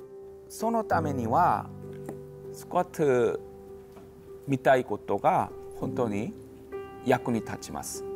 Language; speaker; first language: Japanese; non-native, fluent; Korean